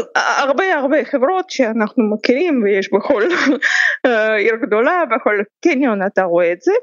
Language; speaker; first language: Hebrew; non-native, fluent; Russian